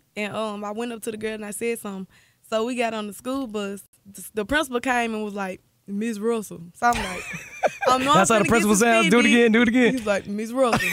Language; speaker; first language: English; native; English